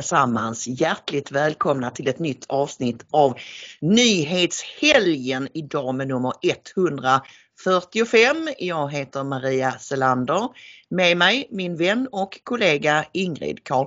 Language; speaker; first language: Swedish; native; Swedish